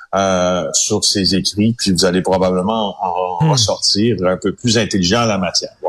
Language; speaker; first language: French; native; French